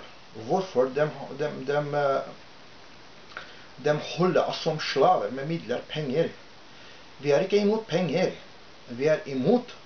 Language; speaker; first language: Norwegian; non-native, fluent; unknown